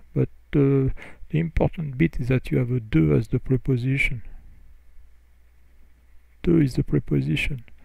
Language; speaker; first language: English; non-native, fluent; French